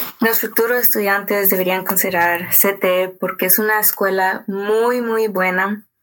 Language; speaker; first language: Spanish; early bilingual, heritage; Spanish